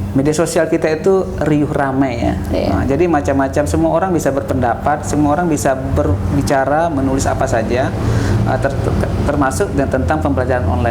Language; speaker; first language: Indonesian; native; Indonesian